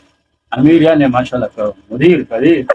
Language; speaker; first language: Arabic; non-native, learner; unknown